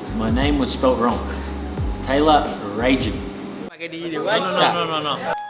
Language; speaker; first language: English; native; English